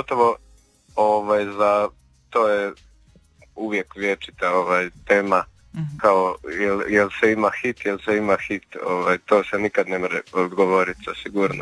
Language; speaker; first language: Serbian; native; Serbian